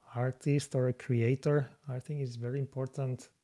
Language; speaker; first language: English; non-native, fluent; Spanish